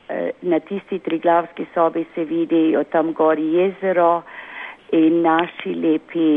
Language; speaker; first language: Slovenian; early bilingual, heritage; Slovenian